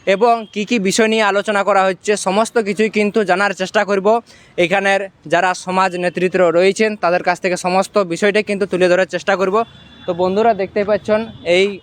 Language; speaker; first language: Bangla; native; Bangla